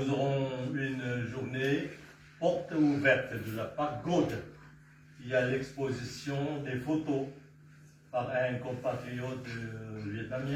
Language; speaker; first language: French; non-native, fluent; Vietnamese